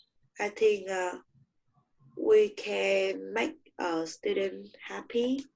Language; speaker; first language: English; non-native, learner; Vietnamese